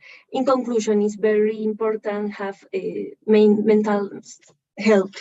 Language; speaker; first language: English; non-native, learner; Spanish